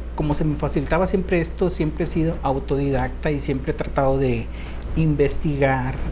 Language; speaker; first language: Spanish; native; Spanish